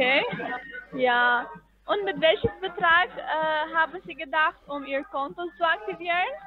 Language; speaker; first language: German; non-native, fluent; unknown